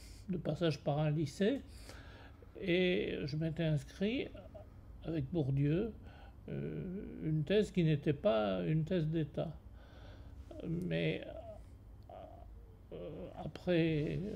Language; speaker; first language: French; native; French